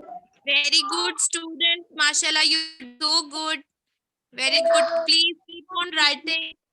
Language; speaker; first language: English; non-native, fluent; Urdu